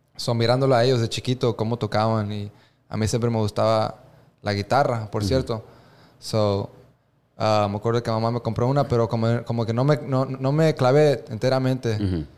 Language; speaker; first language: Spanish; early bilingual, heritage; Spanish